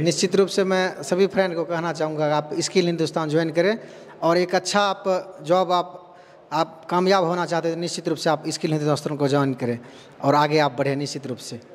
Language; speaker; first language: Hindi; native; Hindi